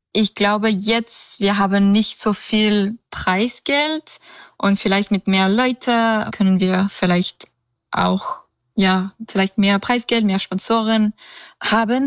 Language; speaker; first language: German; non-native, learner; English